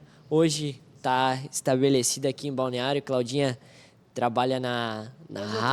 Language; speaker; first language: Portuguese; native; Portuguese